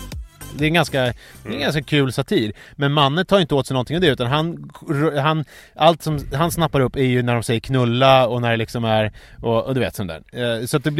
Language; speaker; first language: Swedish; native; Swedish